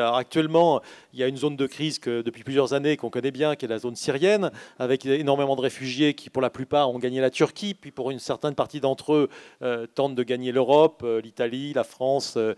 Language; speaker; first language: French; native; French